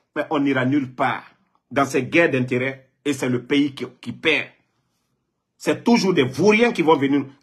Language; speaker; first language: French; non-native, local second language; Mandingo